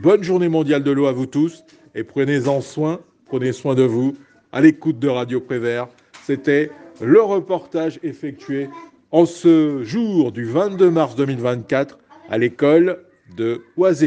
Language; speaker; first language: French; native; French